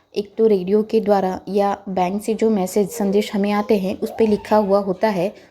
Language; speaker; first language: Hindi; non-native, local second language; Marathi